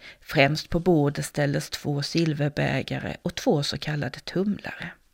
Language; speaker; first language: Swedish; native; Swedish